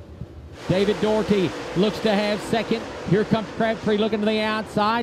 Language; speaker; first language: English; native; English